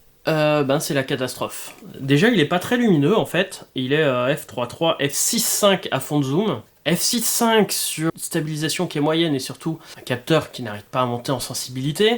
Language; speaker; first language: French; native; French